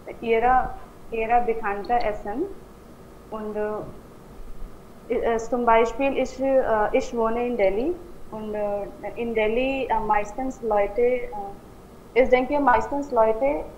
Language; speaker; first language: German; non-native, learner; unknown